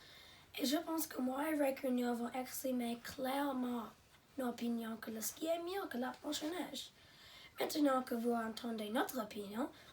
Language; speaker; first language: French; non-native, learner; English